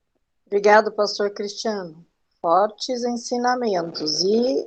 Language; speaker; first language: Portuguese; native; Portuguese